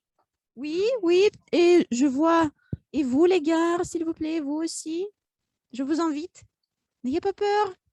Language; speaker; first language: French; non-native, fluent; Russian